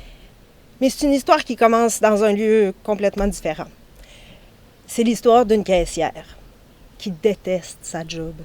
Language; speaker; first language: French; native; French